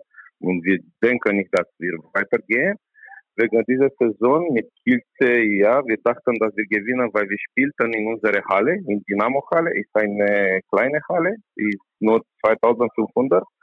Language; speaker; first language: German; non-native, learner; Romanian